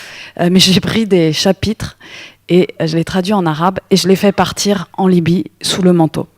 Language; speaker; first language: French; native; French